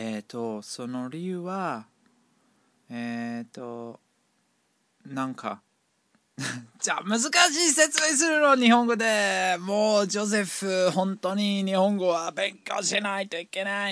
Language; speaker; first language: Japanese; non-native, fluent; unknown